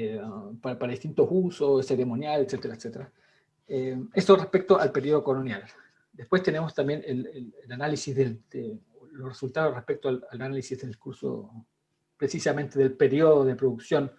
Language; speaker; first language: Spanish; native; Spanish